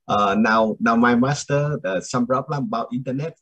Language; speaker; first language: English; non-native, learner; Vietnamese